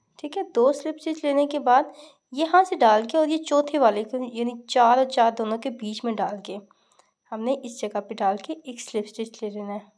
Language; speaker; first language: Urdu; native; Urdu